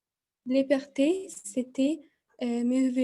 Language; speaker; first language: French; non-native, learner; Arabic